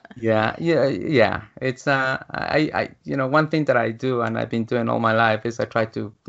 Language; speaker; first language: English; non-native, fluent; Spanish